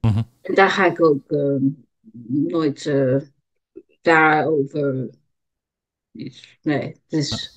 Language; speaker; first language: Dutch; non-native, learner; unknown